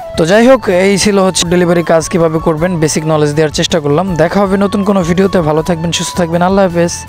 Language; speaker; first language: Bangla; native; Bangla